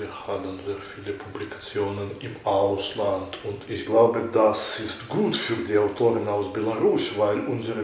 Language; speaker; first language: German; non-native, fluent; Belarusian